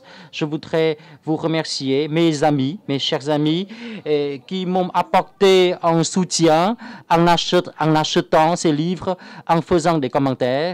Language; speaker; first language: French; non-native, fluent; Vietnamese